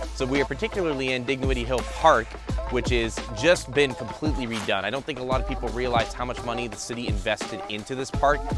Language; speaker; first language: English; native; English